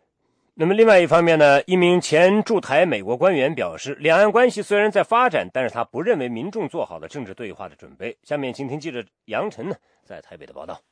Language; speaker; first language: Chinese; native; Chinese